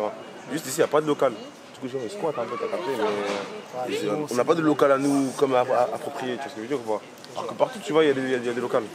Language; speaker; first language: French; native; French